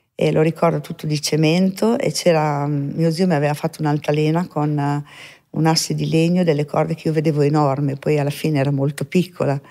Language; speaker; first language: Italian; native; Italian